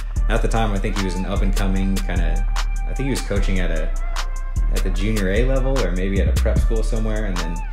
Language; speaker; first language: English; native; English